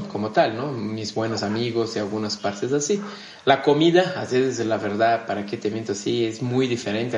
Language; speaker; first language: Spanish; non-native, fluent; Portuguese